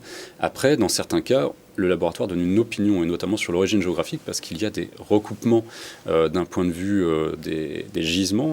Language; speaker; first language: French; native; French